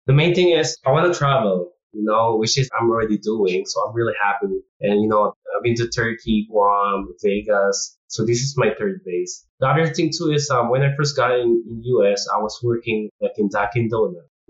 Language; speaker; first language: English; non-native, local second language; Filipino